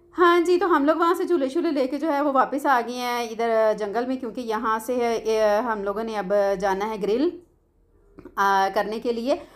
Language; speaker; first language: Urdu; non-native, local second language; Punjabi